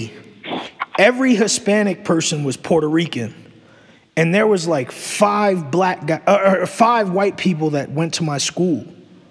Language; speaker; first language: English; native; English